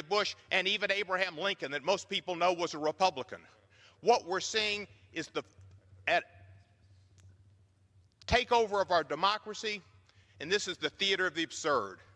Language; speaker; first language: English; native; English